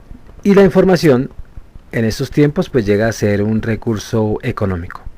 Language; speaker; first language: Spanish; native; Spanish